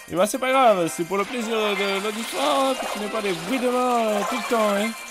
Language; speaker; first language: French; native; French